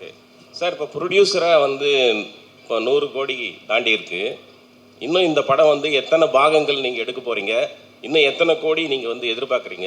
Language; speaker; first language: Tamil; native; Tamil